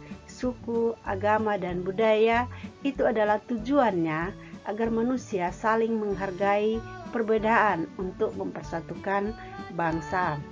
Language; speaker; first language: Indonesian; native; Indonesian